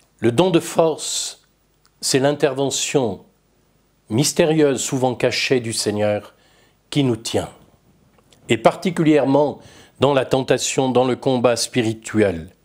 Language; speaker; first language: French; native; French